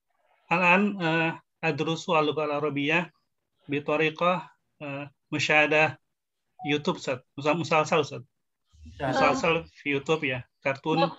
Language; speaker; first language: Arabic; non-native, learner; Indonesian